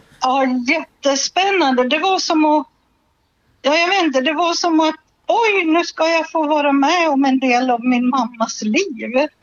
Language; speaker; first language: Swedish; native; Swedish